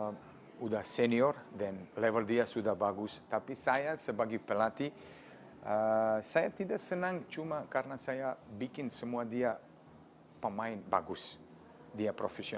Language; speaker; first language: Indonesian; non-native, fluent; Serbian